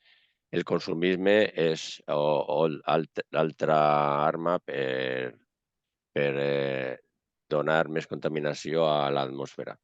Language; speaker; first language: Catalan; non-native, local second language; Spanish